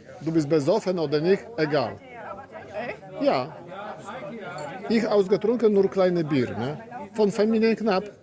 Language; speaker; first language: German; non-native, learner; Polish